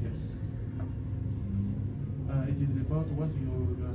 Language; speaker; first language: English; non-native, learner; French